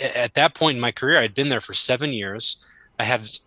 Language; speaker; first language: English; native; English